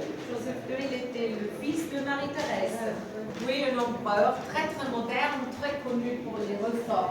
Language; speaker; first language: French; non-native, fluent; German